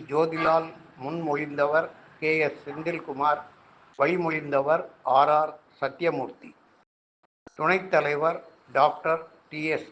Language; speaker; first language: Tamil; non-native, local second language; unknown